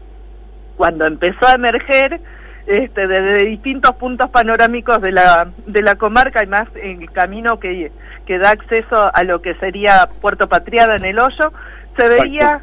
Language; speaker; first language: Spanish; native; Spanish